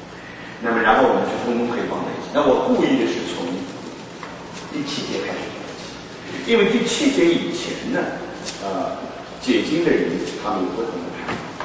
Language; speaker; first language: Chinese; native; Chinese